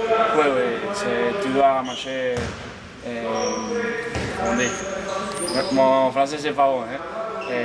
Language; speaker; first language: French; non-native, learner; Spanish